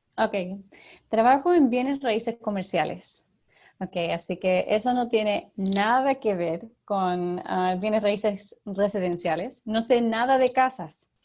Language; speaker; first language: Spanish; early bilingual, other home language; English